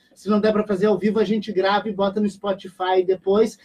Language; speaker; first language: Portuguese; native; Portuguese